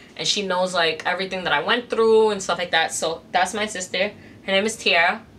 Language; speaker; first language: English; native; English